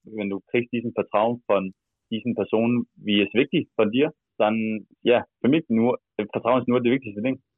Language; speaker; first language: German; non-native, learner; Danish